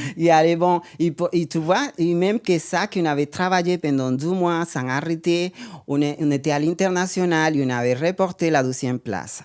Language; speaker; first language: French; non-native, fluent; Spanish